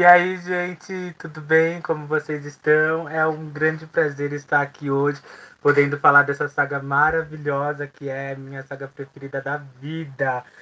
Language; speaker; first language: Portuguese; native; Portuguese